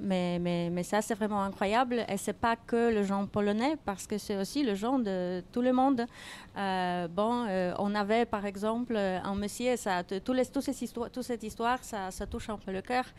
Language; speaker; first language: French; non-native, fluent; Polish